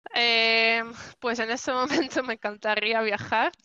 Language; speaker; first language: Spanish; non-native, fluent; Dutch